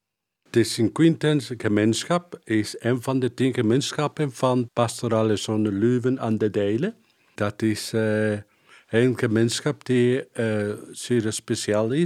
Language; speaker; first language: Dutch; non-native, fluent; Spanish